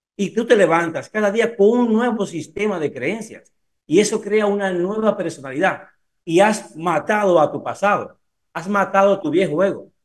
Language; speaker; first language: Spanish; native; Spanish